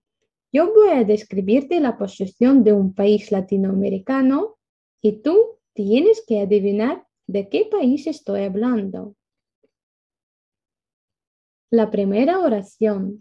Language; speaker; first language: Spanish; non-native, fluent; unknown